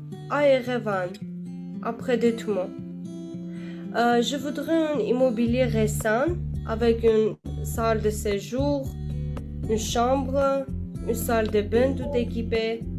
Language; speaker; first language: French; non-native, learner; Armenian